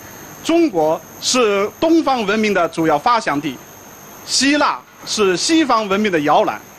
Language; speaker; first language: Chinese; native; Chinese